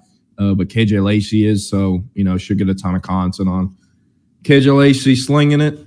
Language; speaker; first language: English; native; English